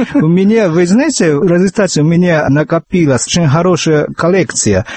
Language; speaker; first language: Russian; non-native, fluent; Japanese